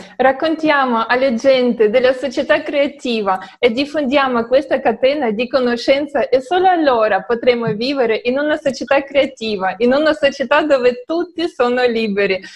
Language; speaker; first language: Italian; non-native, fluent; Russian